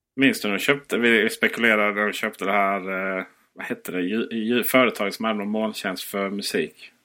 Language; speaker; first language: Swedish; native; Swedish